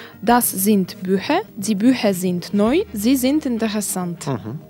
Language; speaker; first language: German; non-native, learner; Russian